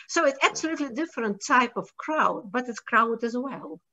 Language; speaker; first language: English; non-native, fluent; Russian